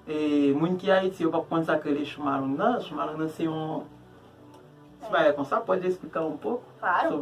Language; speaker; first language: Portuguese; non-native, learner; Haitian Creole